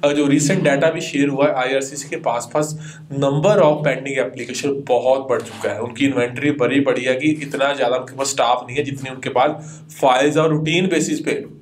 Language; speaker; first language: Hindi; non-native, local second language; Punjabi